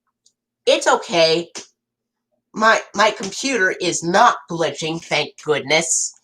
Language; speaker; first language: English; native; English